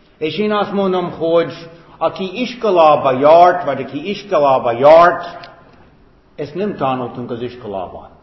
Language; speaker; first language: Hungarian; non-native, fluent; English